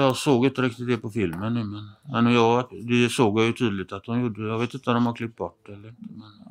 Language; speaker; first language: Swedish; native; Swedish